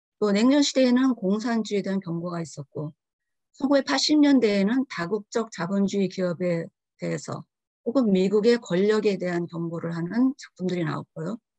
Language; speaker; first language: Korean; early bilingual, heritage; Korean